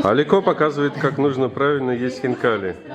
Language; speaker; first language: Russian; native; Russian